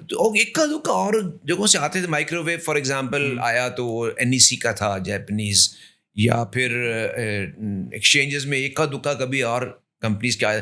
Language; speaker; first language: Urdu; native; Urdu